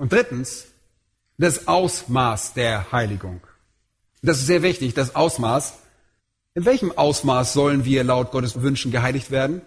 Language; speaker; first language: German; native; German